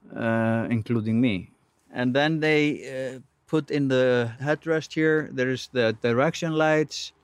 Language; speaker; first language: English; non-native, fluent; Icelandic